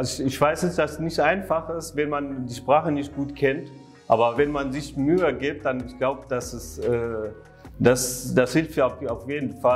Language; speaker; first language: German; non-native, fluent; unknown